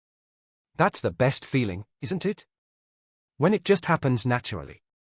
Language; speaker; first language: English; native; English